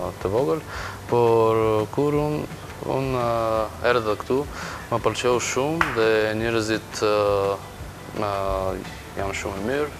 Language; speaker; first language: Albanian; non-native, learner; Bulgarian